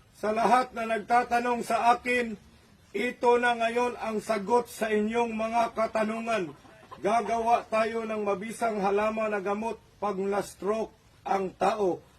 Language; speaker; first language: Filipino; non-native, local second language; Cebuano